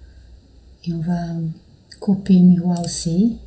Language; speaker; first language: French; non-native, fluent; Portuguese